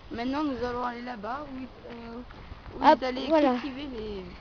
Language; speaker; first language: French; native; French